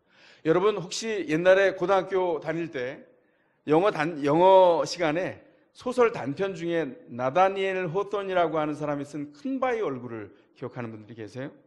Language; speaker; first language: Korean; native; Korean